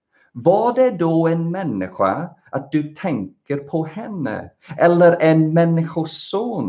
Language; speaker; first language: Swedish; non-native, fluent; English